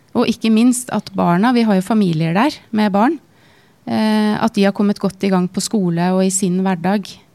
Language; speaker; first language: Norwegian; native; Norwegian